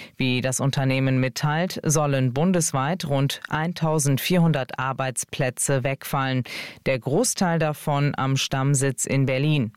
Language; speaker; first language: German; native; German